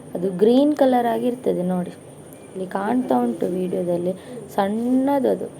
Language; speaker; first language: Kannada; non-native, local second language; Tulu